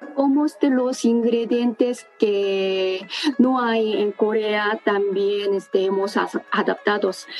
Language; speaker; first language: Spanish; non-native, learner; Korean